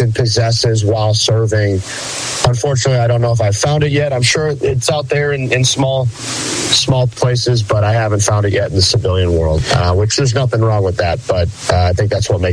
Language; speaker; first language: English; native; English